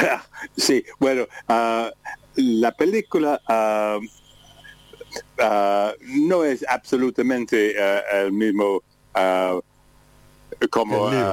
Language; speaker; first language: Spanish; non-native, learner; English